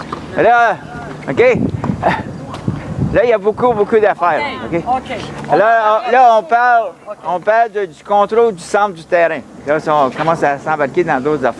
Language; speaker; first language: French; native; French